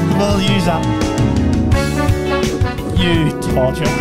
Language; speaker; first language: English; native; English